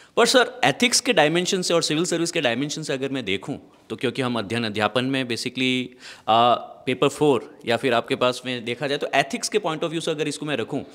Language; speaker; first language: Hindi; native; Hindi